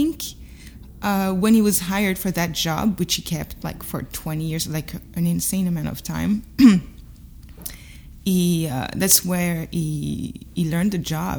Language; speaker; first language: English; non-native, fluent; French